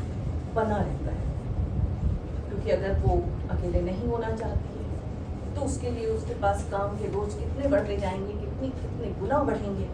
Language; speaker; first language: Hindi; native; Hindi